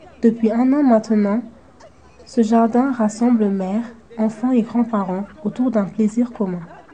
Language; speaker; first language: French; native; French